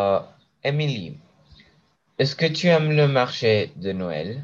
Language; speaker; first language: French; non-native, learner; Spanish